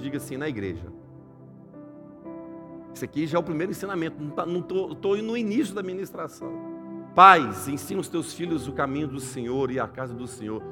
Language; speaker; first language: Portuguese; native; Portuguese